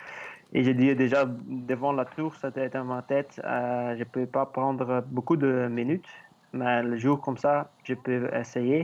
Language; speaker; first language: French; non-native, learner; Dutch